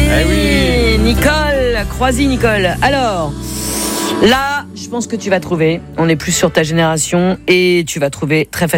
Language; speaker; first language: French; native; French